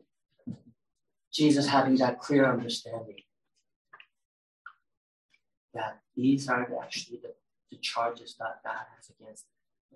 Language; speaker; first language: English; early bilingual, other home language; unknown